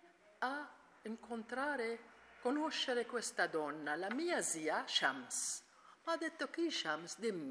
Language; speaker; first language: Italian; non-native, learner; Arabic